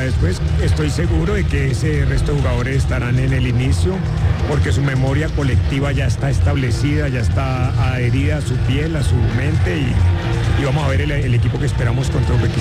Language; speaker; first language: Spanish; native; Spanish